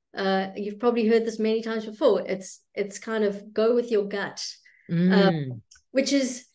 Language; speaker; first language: English; native; English